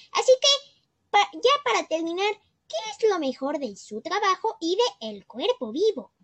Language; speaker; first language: Spanish; native; Spanish